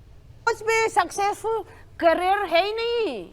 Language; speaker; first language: Hindi; non-native, local second language; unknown